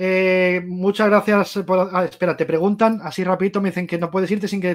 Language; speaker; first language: Spanish; native; Spanish